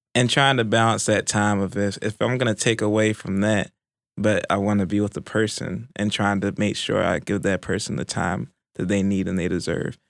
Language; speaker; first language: English; native; English